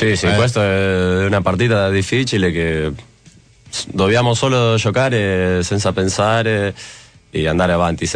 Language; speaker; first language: Italian; non-native, fluent; Spanish